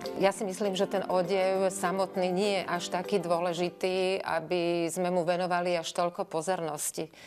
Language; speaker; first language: Slovak; native; Slovak